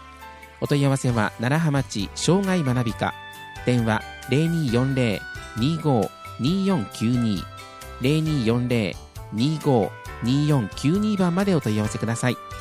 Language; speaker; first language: Japanese; native; Japanese